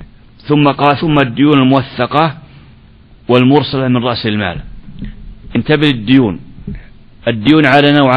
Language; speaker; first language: Arabic; native; Arabic